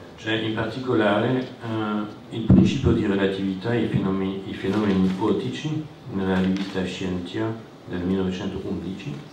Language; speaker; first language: Italian; non-native, fluent; French